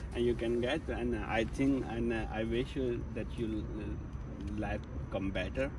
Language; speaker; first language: English; non-native, learner; Urdu